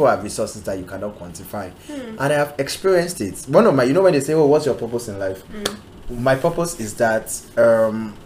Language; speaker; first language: English; non-native, local second language; Yoruba